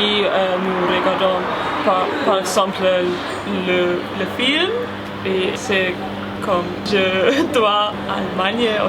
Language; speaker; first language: French; non-native, learner; German